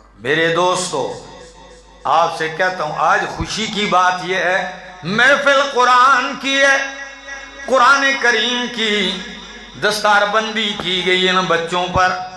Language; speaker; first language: Urdu; non-native, local second language; Pashto